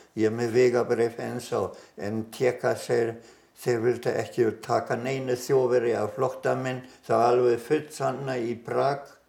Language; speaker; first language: Icelandic; non-native, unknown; German